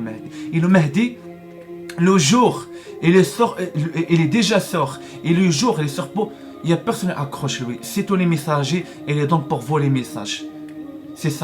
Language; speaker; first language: French; non-native, learner; Arabic